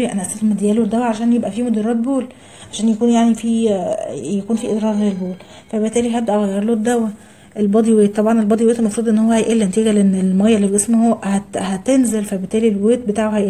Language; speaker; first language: Arabic; native; Arabic